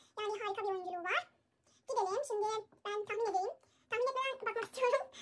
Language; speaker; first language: Turkish; non-native, fluent; Persian